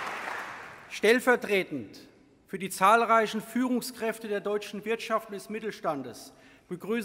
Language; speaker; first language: German; native; German